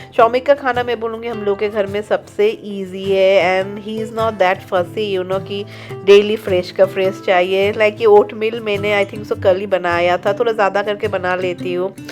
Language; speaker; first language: Hindi; non-native, local second language; Bangla